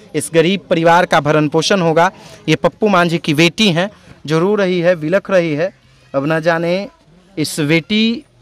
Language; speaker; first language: Hindi; native; Hindi